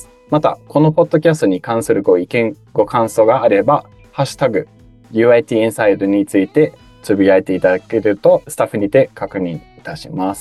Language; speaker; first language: Japanese; native; Japanese